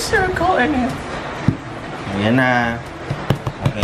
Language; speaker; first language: Filipino; native; Filipino